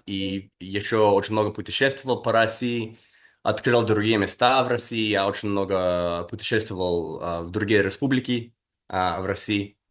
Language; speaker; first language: Russian; non-native, fluent; English